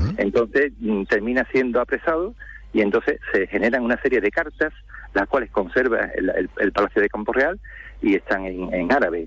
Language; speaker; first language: Spanish; native; Spanish